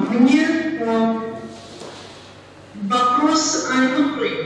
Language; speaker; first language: Russian; non-native, learner; Latvian